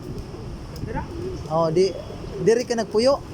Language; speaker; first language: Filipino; non-native, local second language; Cebuano